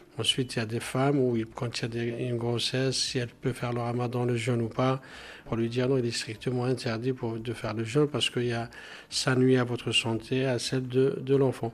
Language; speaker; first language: French; non-native, local second language; Arabic